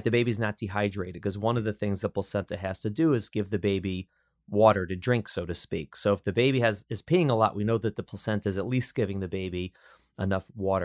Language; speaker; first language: English; native; English